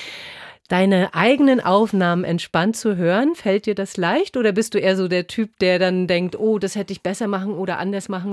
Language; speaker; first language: German; native; German